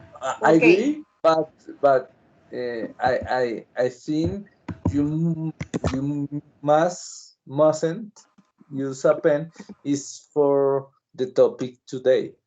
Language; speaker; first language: English; non-native, learner; Spanish